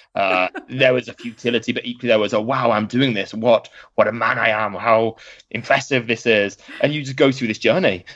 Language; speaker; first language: English; native; English